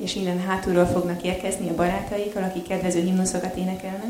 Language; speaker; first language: Hungarian; native; Hungarian